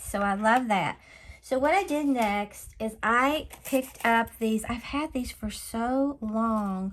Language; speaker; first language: English; native; English